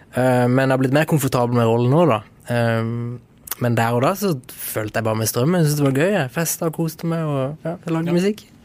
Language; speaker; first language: Norwegian; early bilingual, other home language; Spanish